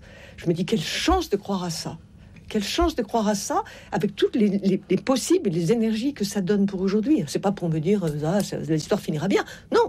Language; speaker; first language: French; native; French